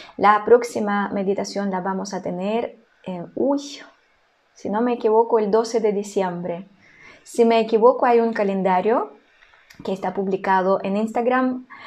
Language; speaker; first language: Spanish; non-native, fluent; Russian